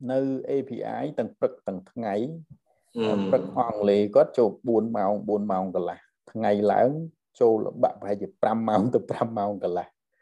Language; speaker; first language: Khmer; native; Khmer